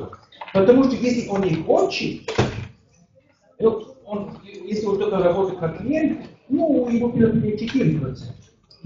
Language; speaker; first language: Russian; non-native, learner; German